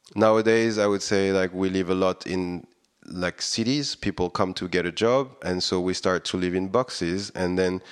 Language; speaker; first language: English; non-native, fluent; French